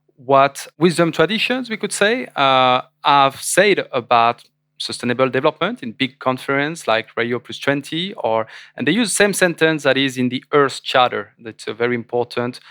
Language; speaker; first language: English; non-native, fluent; French